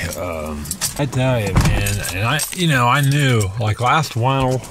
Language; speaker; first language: English; native; English